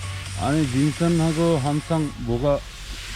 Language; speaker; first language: Korean; non-native, learner; Sinhala